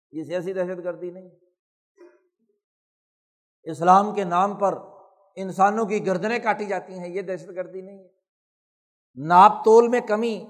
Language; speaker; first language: Urdu; non-native, local second language; Punjabi